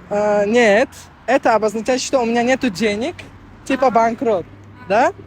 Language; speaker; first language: Russian; non-native, local second language; Uzbek